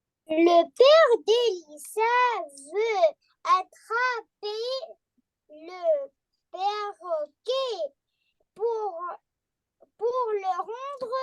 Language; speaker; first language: French; non-native, learner; Arabic